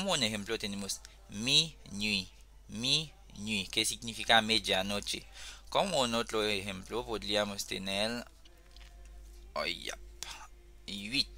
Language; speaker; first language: Spanish; non-native, fluent; Haitian Creole